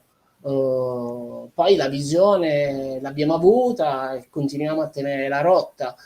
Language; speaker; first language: Italian; native; Italian